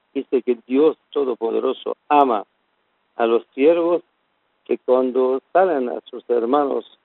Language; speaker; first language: Spanish; non-native, learner; Persian